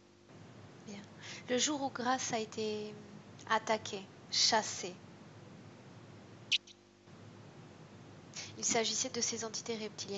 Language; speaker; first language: French; native; French